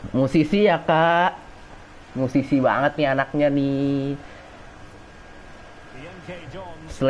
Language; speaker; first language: Indonesian; native; Indonesian